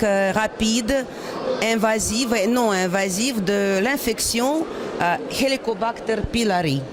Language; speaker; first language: French; non-native, fluent; Russian